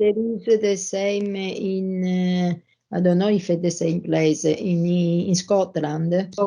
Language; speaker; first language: English; non-native, learner; Italian